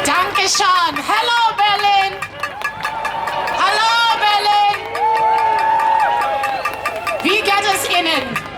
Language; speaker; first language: German; non-native, learner; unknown